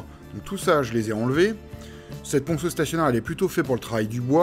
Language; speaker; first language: French; native; French